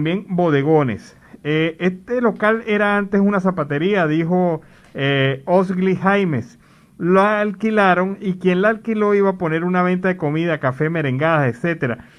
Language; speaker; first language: Spanish; native; Spanish